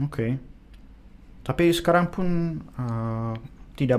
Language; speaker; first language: Indonesian; non-native, fluent; Czech